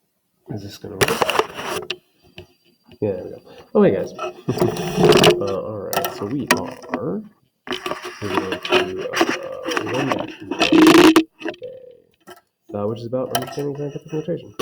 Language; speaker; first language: English; native; English